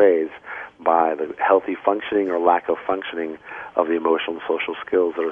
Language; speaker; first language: English; native; English